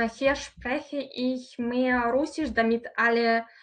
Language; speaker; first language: German; non-native, fluent; Russian